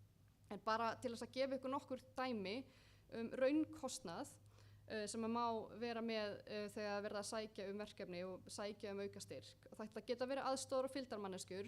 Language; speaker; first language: Icelandic; native; Icelandic